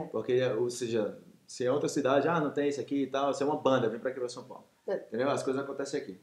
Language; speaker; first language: Portuguese; native; Portuguese